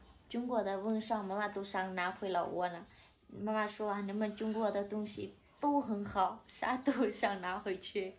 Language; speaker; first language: Chinese; non-native, fluent; Lao